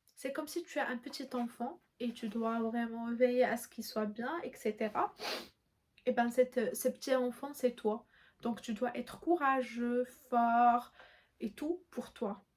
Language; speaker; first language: French; non-native, local second language; Arabic